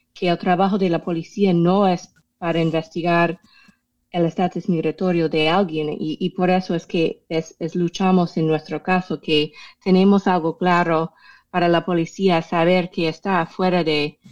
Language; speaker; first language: Spanish; non-native, fluent; English